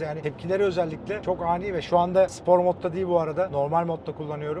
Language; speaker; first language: Turkish; native; Turkish